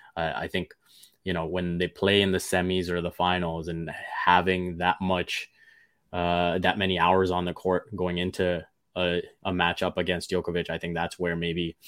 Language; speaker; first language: English; early bilingual, other home language; Hindi